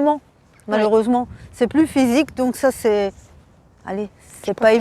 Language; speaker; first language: French; native; French